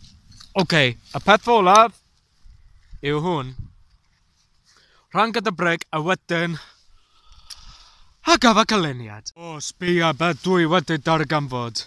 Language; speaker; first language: Welsh; non-native, learner; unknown